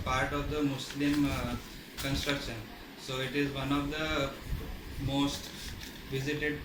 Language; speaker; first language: English; non-native, fluent; Gujarati